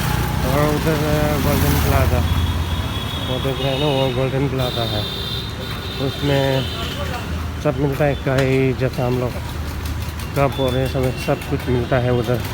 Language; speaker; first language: Hindi; non-native, local second language; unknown